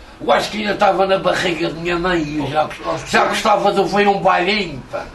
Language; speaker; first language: Portuguese; native; Portuguese